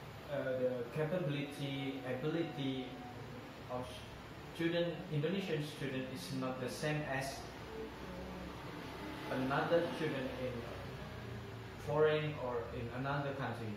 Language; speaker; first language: English; non-native, learner; Indonesian